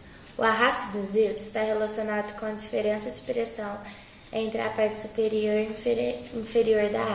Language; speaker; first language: Portuguese; native; Portuguese